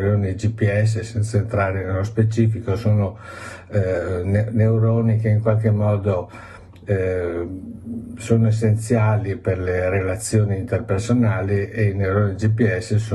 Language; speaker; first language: Italian; native; Italian